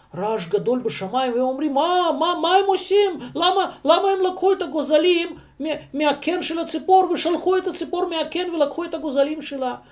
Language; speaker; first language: Hebrew; non-native, fluent; Russian